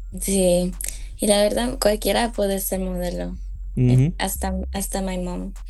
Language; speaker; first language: Spanish; early bilingual, heritage; Spanish